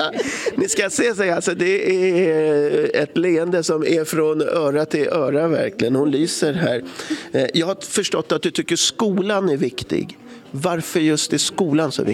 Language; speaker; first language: Swedish; native; Swedish